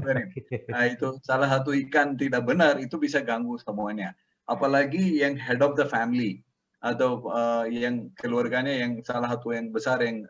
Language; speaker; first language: Indonesian; non-native, learner; Tamil